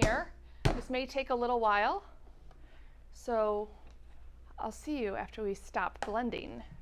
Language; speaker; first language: English; native; English